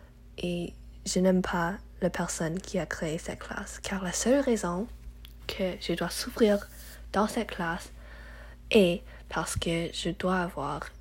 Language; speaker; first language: French; non-native, learner; English